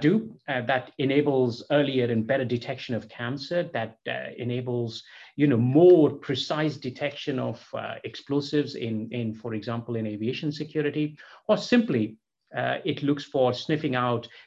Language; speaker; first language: English; non-native, local second language; Bangla